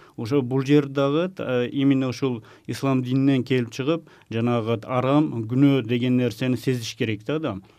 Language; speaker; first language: Kyrgyz; non-native, local second language; Uzbek